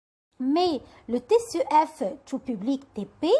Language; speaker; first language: French; non-native, fluent; Arabic